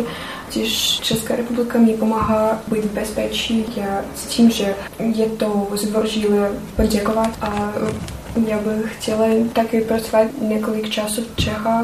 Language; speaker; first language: Czech; non-native, learner; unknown